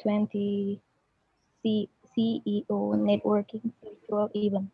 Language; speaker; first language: English; non-native, learner; Indonesian